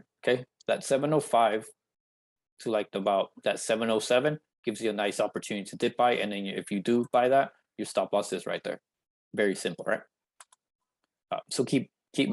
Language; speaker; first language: English; native; English